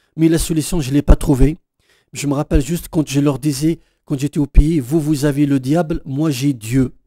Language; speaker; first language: French; non-native, local second language; Kabyle